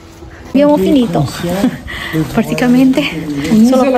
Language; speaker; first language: Italian; non-native, learner; Indonesian